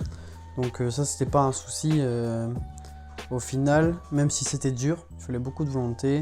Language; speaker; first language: French; native; French